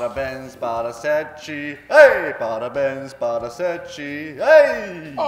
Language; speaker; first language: Portuguese; non-native, fluent; English